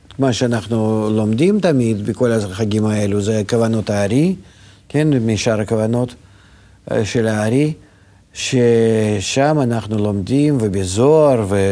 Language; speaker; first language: Hebrew; non-native, fluent; Russian